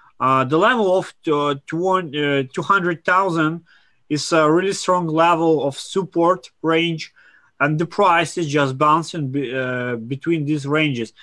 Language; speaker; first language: English; non-native, fluent; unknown